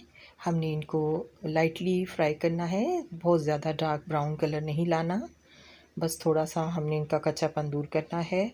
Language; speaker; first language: Hindi; non-native, local second language; Punjabi